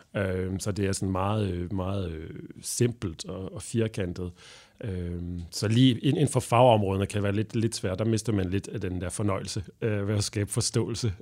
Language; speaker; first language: Danish; non-native, fluent; French